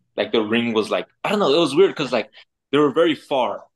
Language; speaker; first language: English; native; English